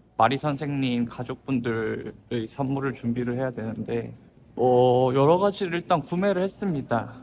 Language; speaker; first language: Korean; native; Korean